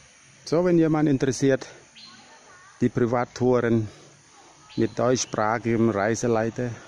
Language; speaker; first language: German; non-native, learner; Thai